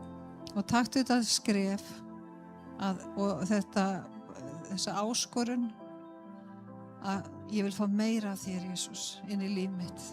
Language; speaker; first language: Icelandic; native; Icelandic